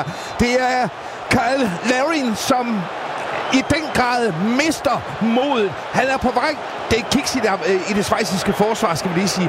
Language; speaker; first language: Danish; native; Danish